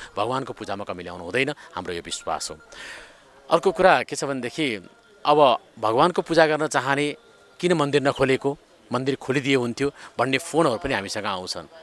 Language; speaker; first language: Nepali; native; Nepali